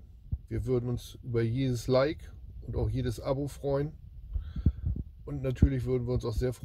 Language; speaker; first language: German; native; German